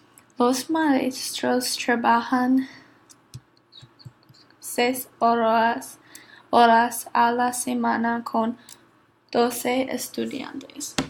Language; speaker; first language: Spanish; non-native, learner; English